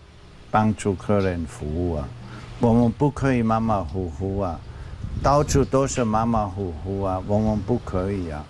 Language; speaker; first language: Chinese; non-native, fluent; German